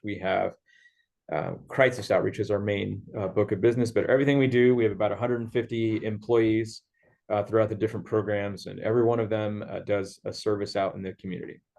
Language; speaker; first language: English; native; English